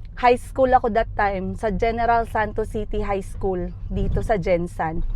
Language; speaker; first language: Filipino; non-native, local second language; Cebuano